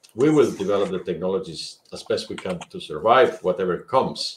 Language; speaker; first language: English; non-native, fluent; Spanish